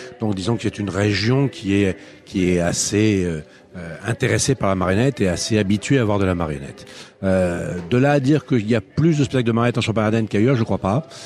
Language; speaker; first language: French; native; French